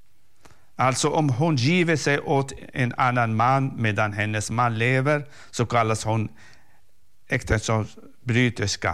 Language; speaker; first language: Swedish; non-native, fluent; Arabic